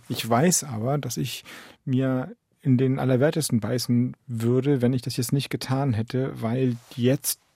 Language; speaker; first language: German; native; German